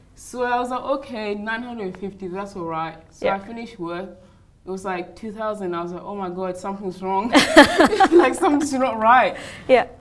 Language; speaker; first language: English; native; English